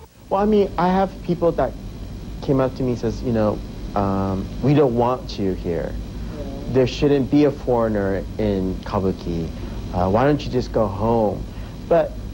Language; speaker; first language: English; early bilingual, other home language; Japanese